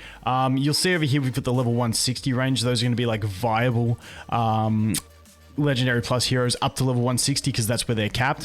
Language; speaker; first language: English; native; English